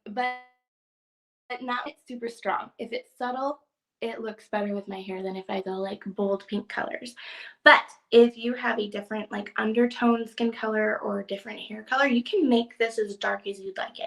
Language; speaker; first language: English; native; English